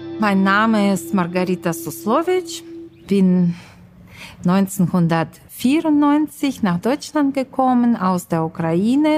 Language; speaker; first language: German; non-native, fluent; Russian